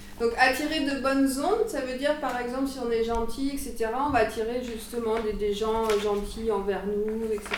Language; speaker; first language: French; native; French